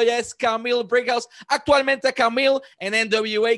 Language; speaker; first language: Spanish; native; Spanish